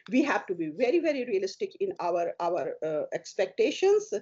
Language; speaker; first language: Hindi; native; Hindi